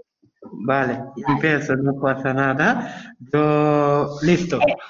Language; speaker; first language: Spanish; non-native, learner; Bangla